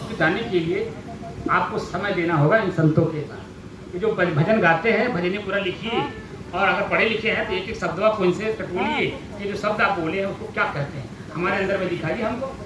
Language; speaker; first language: Hindi; native; Hindi